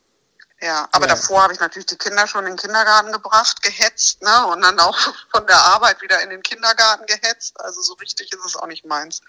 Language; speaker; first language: German; native; German